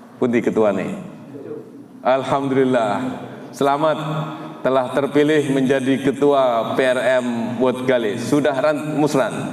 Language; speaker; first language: Indonesian; non-native, local second language; Madurese